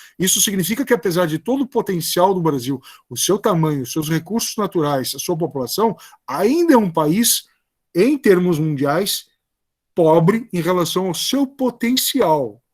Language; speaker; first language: Portuguese; native; Portuguese